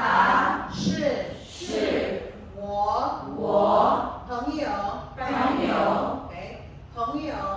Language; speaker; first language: Chinese; non-native, fluent; Filipino